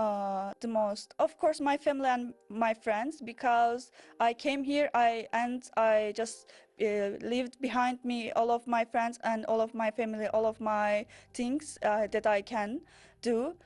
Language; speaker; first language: English; non-native, learner; Turkish